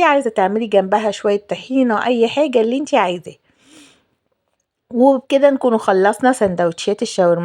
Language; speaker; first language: Arabic; native; Arabic